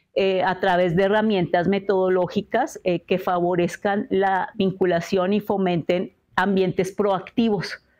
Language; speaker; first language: Spanish; native; Spanish